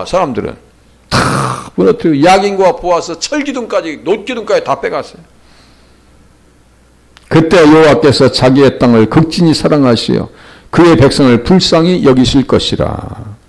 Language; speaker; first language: Korean; native; Korean